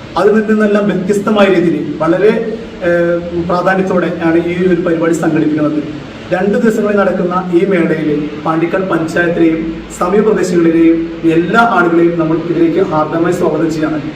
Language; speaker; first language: Malayalam; native; Malayalam